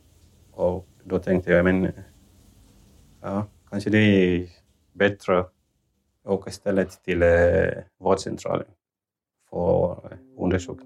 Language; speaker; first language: Swedish; non-native, fluent; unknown